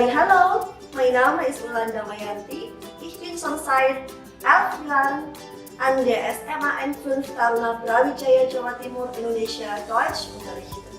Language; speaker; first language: German; non-native, fluent; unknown